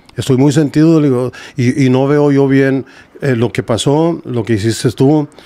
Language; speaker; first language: Spanish; early bilingual, heritage; Spanish